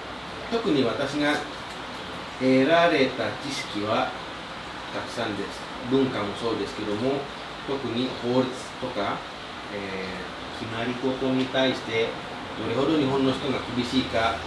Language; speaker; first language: Japanese; non-native, fluent; Indonesian